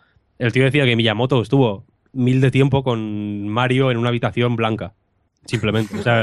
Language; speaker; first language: Spanish; native; Spanish